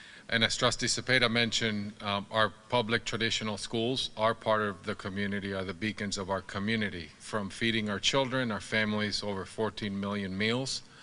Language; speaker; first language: English; non-native, fluent; Spanish